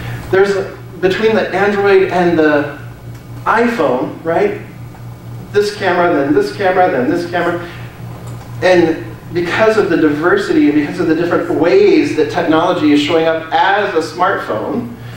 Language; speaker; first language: English; native; English